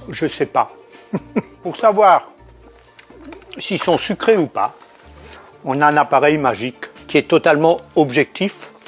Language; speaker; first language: French; native; French